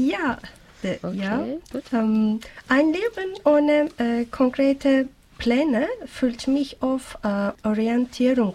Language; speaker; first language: German; non-native, learner; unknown